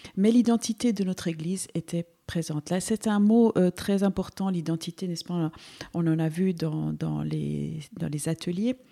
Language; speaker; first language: French; native; French